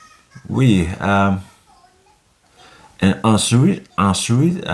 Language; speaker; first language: French; non-native, learner; Finnish